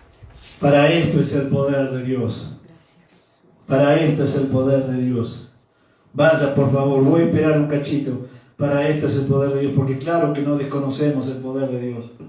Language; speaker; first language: Spanish; native; Spanish